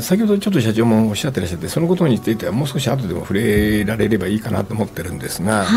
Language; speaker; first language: Japanese; native; Japanese